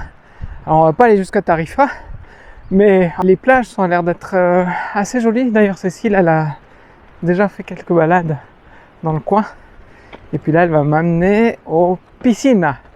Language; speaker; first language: French; native; French